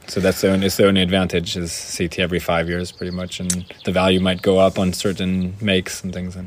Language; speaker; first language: English; non-native, fluent; French